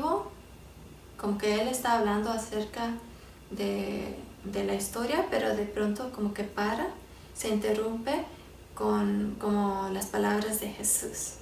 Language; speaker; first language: Spanish; early bilingual, heritage; Spanish